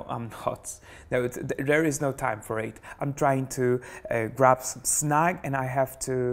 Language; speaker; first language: English; non-native, fluent; Polish